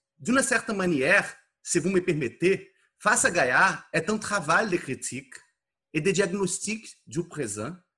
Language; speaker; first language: French; non-native, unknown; Portuguese